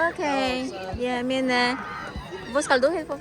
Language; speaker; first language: Danish; non-native, learner; Filipino